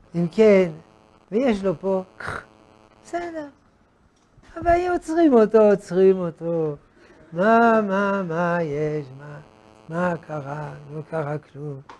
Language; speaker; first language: Hebrew; non-native, fluent; French